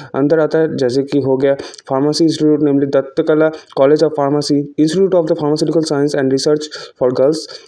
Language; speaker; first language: Hindi; non-native, local second language; Bangla